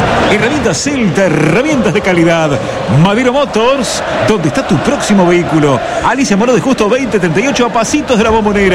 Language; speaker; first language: Spanish; native; Spanish